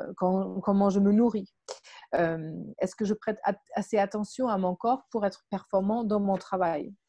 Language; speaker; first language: French; non-native, fluent; German